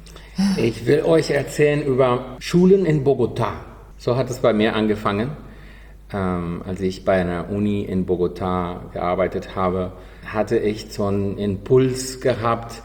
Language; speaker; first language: German; non-native, learner; Spanish